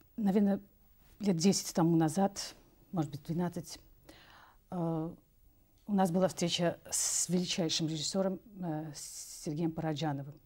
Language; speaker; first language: Russian; native; Russian